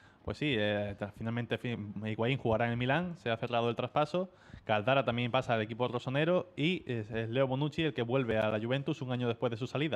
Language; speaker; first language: Spanish; native; Spanish